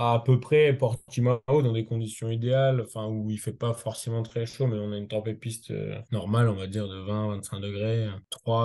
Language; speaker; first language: French; native; French